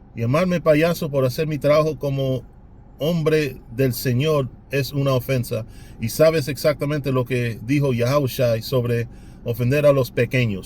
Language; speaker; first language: Spanish; early bilingual, other home language; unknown